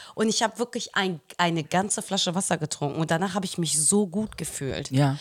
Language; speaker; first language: German; early bilingual, other home language; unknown